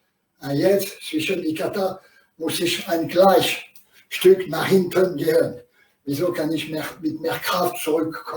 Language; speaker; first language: German; non-native, learner; French